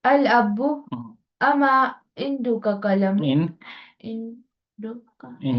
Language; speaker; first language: Arabic; non-native, learner; Hindi